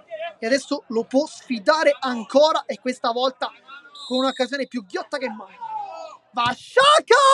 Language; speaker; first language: Italian; native; Italian